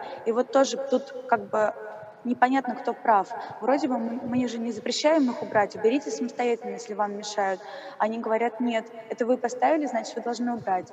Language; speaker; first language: Russian; native; Russian